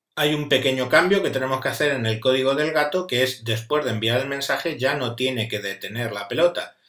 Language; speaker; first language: Spanish; native; Spanish